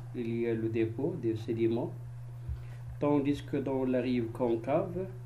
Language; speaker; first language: French; non-native, local second language; Arabic